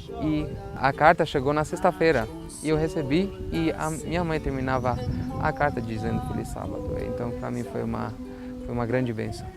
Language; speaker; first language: Portuguese; non-native, fluent; Albanian